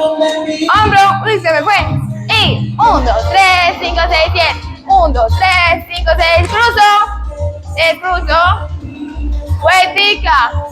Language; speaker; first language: Spanish; native; Spanish